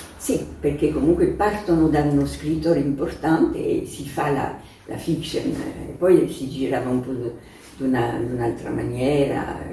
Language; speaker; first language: Italian; non-native, fluent; French